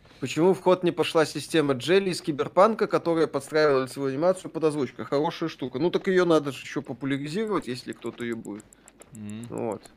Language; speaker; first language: Russian; native; Russian